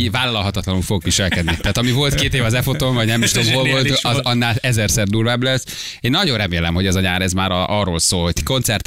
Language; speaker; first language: Hungarian; native; Hungarian